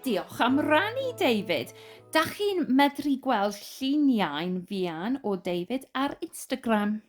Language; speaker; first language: Welsh; non-native, fluent; English